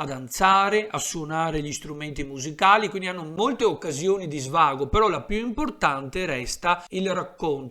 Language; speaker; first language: Italian; native; Italian